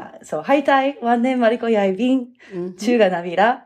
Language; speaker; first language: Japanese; early bilingual, heritage; English